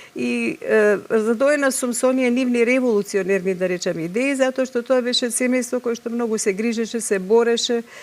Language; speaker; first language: Macedonian; native; Macedonian